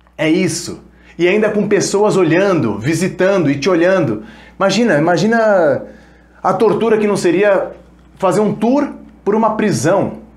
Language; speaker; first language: Portuguese; early bilingual, other home language; Spanish